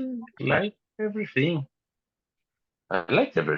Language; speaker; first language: English; non-native, learner; Spanish